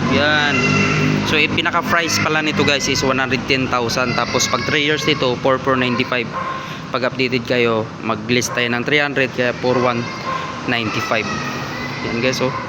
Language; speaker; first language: Filipino; native; Filipino